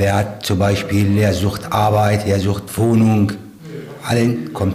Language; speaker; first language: German; non-native, learner; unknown